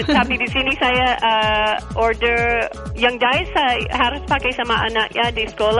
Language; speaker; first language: Indonesian; non-native, learner; English